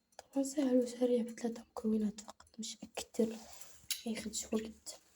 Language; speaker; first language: Arabic; native; Arabic